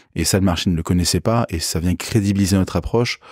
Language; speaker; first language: French; native; French